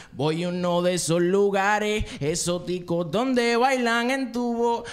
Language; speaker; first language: Spanish; native; Spanish